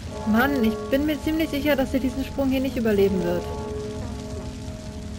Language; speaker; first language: German; native; German